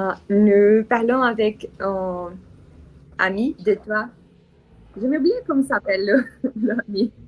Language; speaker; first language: French; non-native, learner; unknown